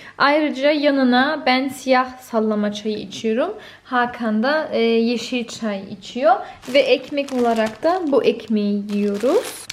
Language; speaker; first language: Turkish; early bilingual, heritage; Turkish